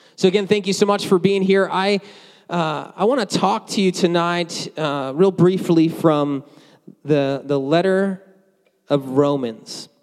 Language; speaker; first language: English; native; English